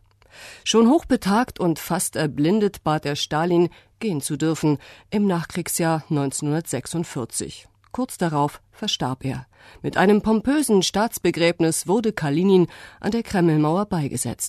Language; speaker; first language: German; native; German